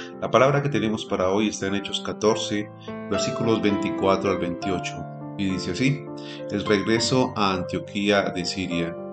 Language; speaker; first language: Spanish; native; Spanish